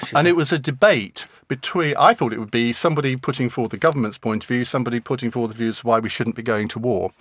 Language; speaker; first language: English; native; English